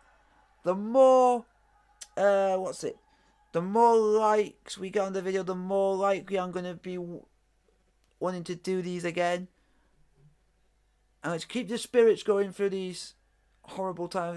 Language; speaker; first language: English; native; English